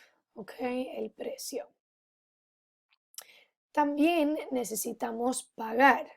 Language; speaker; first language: Spanish; non-native, fluent; English